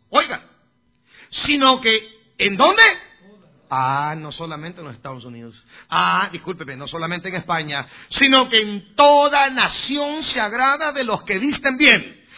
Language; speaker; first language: Spanish; native; Spanish